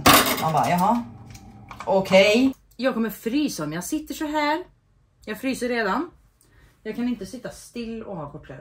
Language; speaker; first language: Swedish; native; Swedish